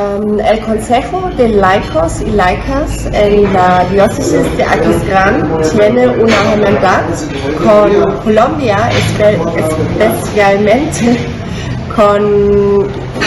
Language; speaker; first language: Spanish; non-native, fluent; German